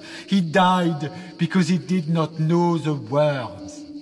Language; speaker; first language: English; non-native, fluent; French